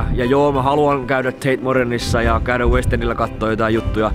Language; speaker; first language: Finnish; native; Finnish